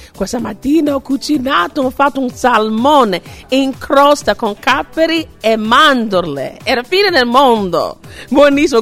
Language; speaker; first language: Italian; non-native, fluent; English